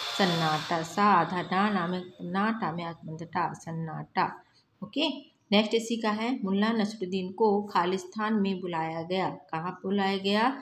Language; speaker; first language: Hindi; native; Hindi